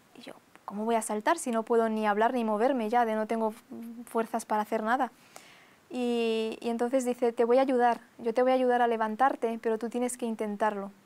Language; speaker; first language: Spanish; early bilingual, other home language; Romanian